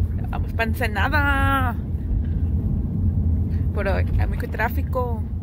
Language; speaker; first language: Spanish; early bilingual, heritage; Spanish